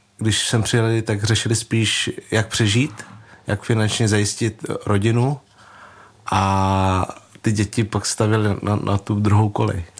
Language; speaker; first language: Czech; early bilingual, other home language; Vietnamese